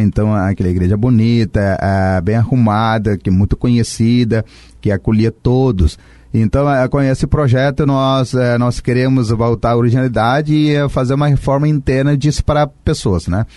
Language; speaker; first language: Portuguese; non-native, fluent; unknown